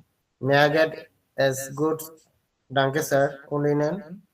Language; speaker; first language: German; non-native, learner; Bangla